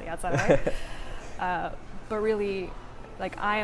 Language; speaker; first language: English; native; English